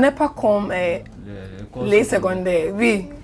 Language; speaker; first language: French; non-native, learner; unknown